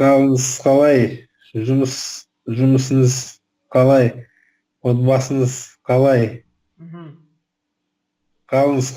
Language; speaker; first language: Kazakh; non-native, local second language; Russian